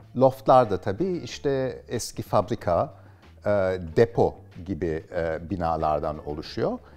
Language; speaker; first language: Turkish; early bilingual, heritage; Turkish